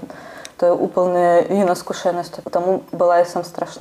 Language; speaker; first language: Czech; non-native, learner; Russian